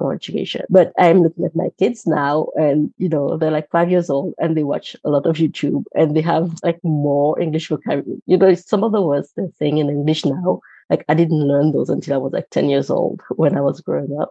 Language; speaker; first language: English; non-native, fluent; Morisyen